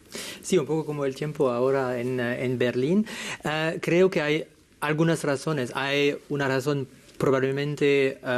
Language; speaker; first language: Spanish; non-native, fluent; French